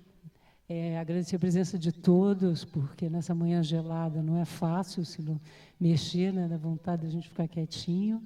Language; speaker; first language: Portuguese; native; Portuguese